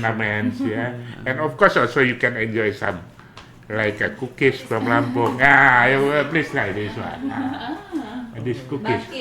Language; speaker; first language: English; non-native, learner; Indonesian